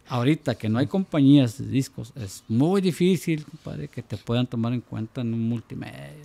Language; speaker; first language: Spanish; native; Spanish